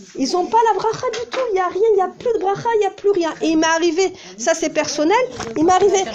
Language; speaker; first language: French; early bilingual, heritage; Hebrew